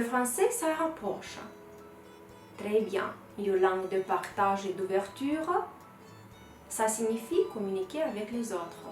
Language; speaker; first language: French; non-native, fluent; Romanian